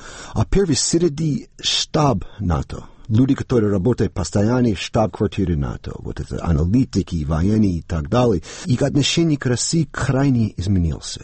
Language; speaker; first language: Russian; non-native, fluent; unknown